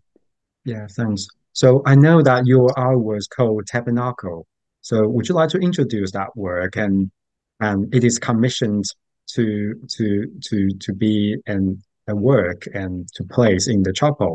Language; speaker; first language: English; non-native, fluent; Chinese